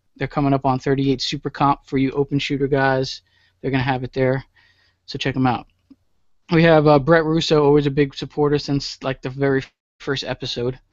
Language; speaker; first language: English; native; English